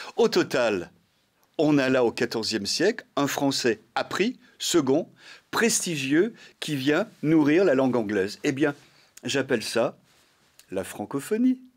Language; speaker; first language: French; native; French